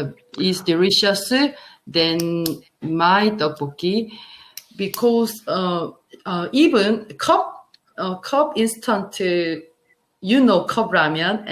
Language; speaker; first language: English; non-native, learner; Korean